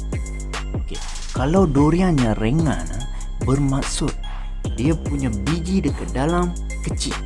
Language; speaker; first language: Malay; native; Malay